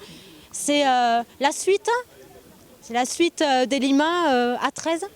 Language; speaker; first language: French; native; French